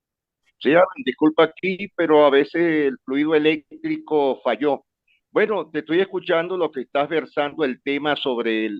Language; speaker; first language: Spanish; native; Spanish